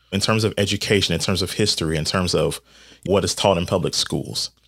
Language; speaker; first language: English; native; English